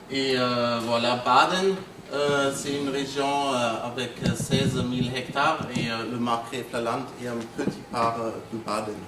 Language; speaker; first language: French; non-native, fluent; German